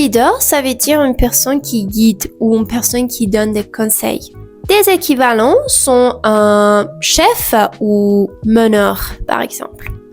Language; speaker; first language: French; non-native, fluent; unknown